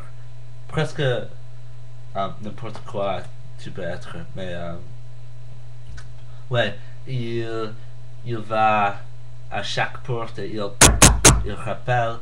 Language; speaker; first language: French; non-native, learner; English